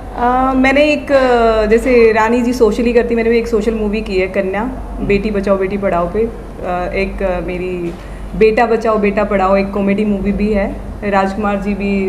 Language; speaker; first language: Hindi; native; Hindi